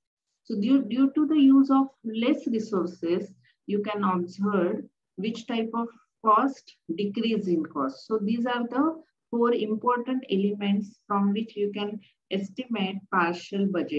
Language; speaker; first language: English; non-native, local second language; Marathi